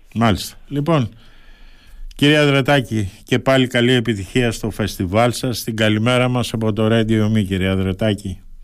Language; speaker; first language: Greek; native; Greek